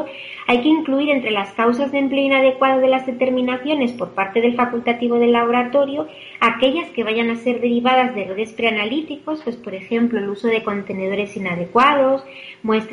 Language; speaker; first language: Spanish; native; Spanish